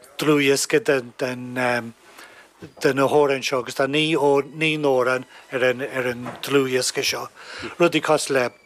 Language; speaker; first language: Irish; native; Irish